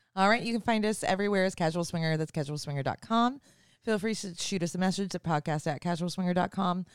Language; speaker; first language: English; native; English